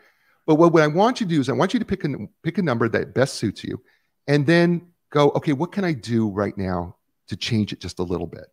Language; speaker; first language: English; native; English